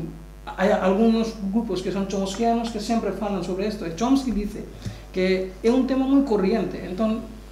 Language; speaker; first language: Galician; non-native, learner; Bangla